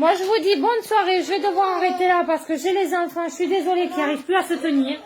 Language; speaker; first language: French; native; French